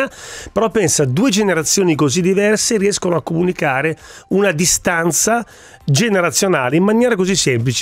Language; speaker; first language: Italian; native; Italian